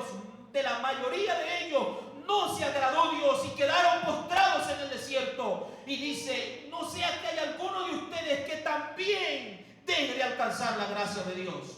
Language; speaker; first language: Spanish; native; Spanish